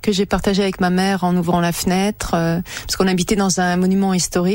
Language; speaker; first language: French; native; French